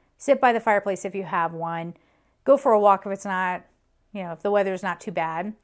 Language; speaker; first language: English; native; English